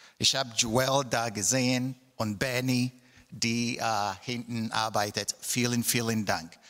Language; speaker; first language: German; non-native, fluent; Igbo